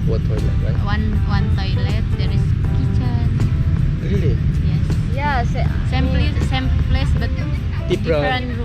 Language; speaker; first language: English; non-native, learner; Korean